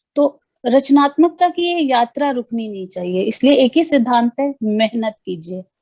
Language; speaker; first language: Hindi; native; Hindi